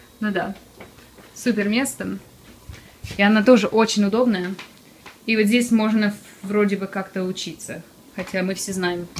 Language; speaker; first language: Russian; early bilingual, other home language; English